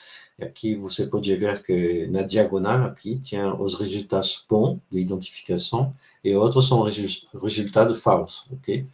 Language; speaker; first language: Portuguese; non-native, fluent; French